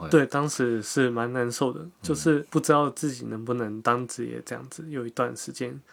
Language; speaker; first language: Chinese; native; Chinese